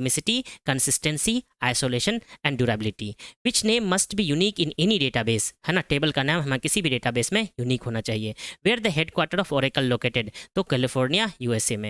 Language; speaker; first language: Hindi; native; Hindi